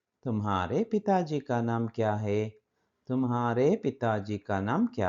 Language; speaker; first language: Hindi; non-native, local second language; Kannada